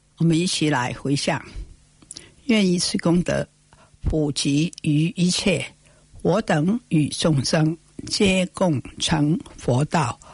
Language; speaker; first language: Chinese; non-native, local second language; Cantonese